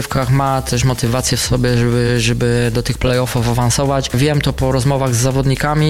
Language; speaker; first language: Polish; native; Polish